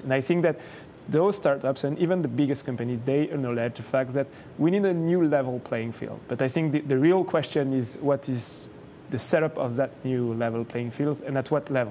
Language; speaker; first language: English; non-native, fluent; French